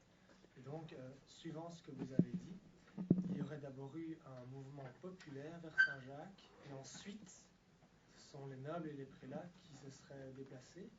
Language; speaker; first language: French; native; French